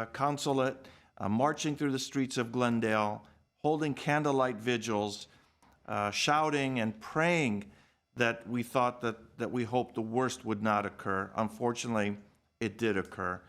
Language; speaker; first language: English; early bilingual, other home language; Armenian